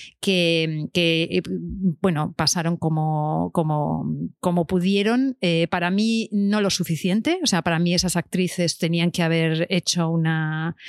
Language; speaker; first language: Spanish; native; Spanish